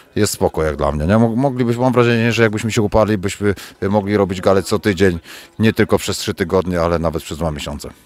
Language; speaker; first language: Polish; native; Polish